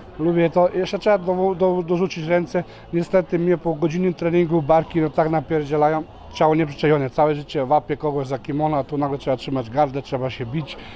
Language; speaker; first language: Polish; non-native, fluent; Serbian